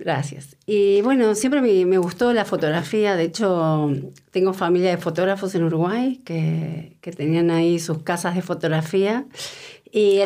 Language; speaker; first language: Spanish; native; Spanish